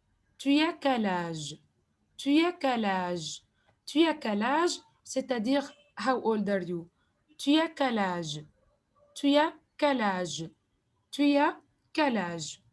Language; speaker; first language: French; non-native, fluent; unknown